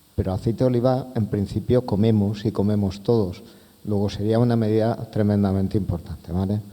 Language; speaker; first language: Spanish; non-native, local second language; Catalan